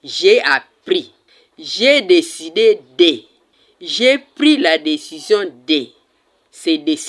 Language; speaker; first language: French; non-native, learner; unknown